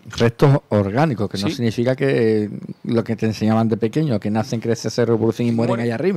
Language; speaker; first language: Spanish; native; Spanish